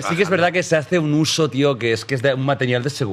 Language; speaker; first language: Spanish; native; Spanish